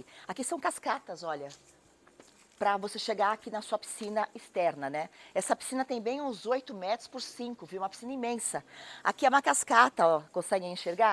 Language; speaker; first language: Portuguese; native; Portuguese